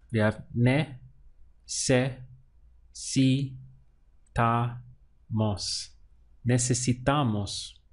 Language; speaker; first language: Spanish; non-native, fluent; English